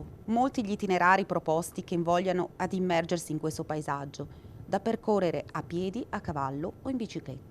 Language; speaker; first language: Italian; native; Italian